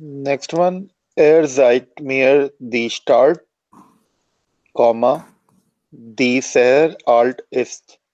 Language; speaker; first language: German; non-native, learner; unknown